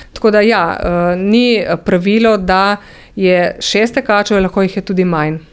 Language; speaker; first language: Slovenian; native; Slovenian